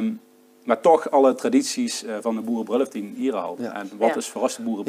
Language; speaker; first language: Dutch; native; Dutch